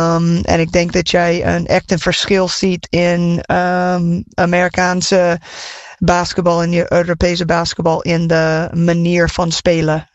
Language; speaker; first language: Dutch; non-native, fluent; English